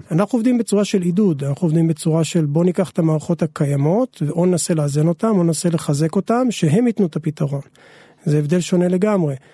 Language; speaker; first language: Hebrew; native; Hebrew